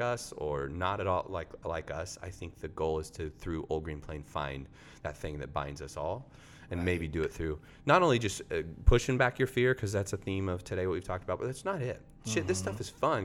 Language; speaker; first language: English; native; English